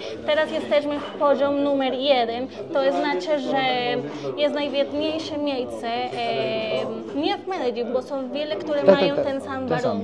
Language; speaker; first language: Polish; non-native, learner; Spanish